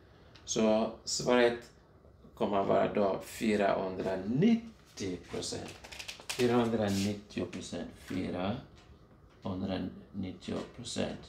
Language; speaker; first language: Swedish; non-native, fluent; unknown